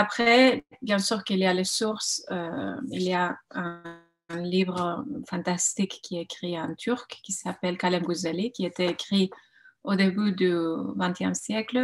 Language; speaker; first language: French; non-native, fluent; Spanish